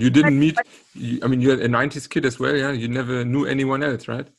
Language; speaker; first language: English; non-native, fluent; German